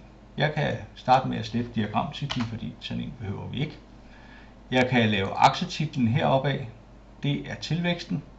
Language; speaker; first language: Danish; native; Danish